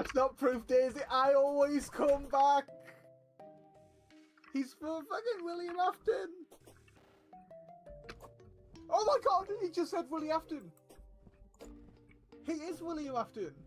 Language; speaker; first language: English; native; English